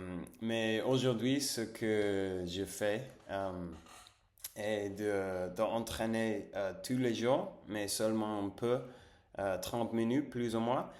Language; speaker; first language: French; non-native, fluent; Spanish